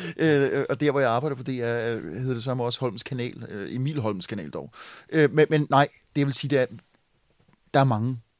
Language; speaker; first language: Danish; native; Danish